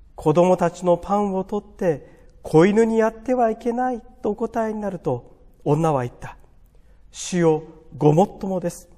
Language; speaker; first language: Japanese; native; Japanese